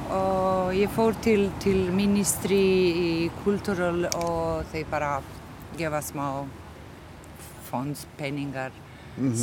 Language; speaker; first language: Icelandic; non-native, learner; Albanian